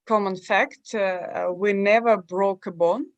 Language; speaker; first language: English; non-native, learner; Russian